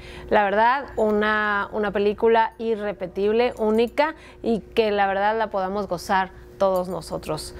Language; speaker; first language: Spanish; native; Spanish